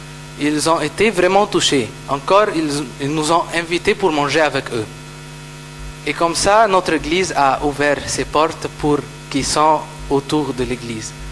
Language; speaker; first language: French; non-native, fluent; Arabic